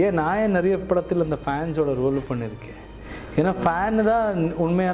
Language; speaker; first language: Tamil; non-native, learner; Kannada